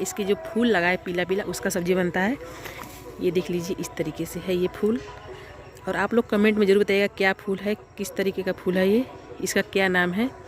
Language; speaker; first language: Hindi; non-native, local second language; Bhojpuri